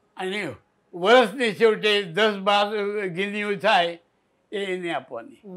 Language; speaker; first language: Gujarati; native; Gujarati